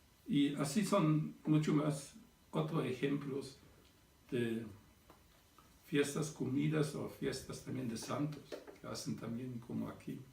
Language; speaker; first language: Spanish; non-native, fluent; German